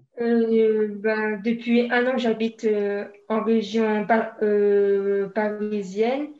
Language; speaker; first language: French; native; French